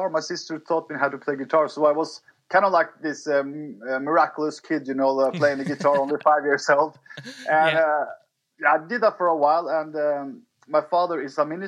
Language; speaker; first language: English; non-native, fluent; Norwegian